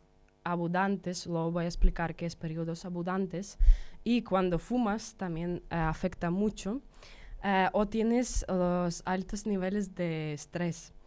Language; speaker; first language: Spanish; non-native, fluent; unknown